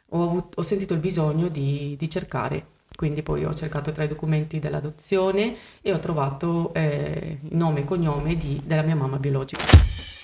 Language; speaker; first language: Italian; early bilingual, other home language; Spanish